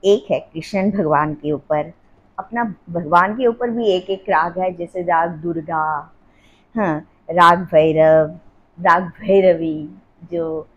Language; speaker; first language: Hindi; non-native, local second language; Assamese